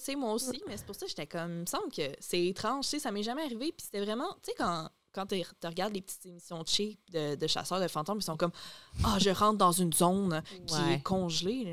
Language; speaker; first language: French; native; French